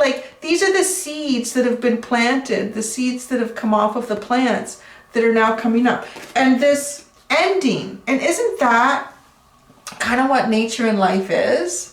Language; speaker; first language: English; native; English